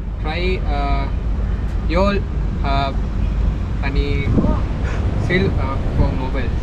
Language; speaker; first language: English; non-native, learner; Sinhala